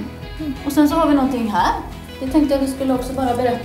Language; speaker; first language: Swedish; native; Swedish